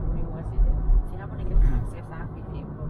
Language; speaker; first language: German; non-native, learner; Thai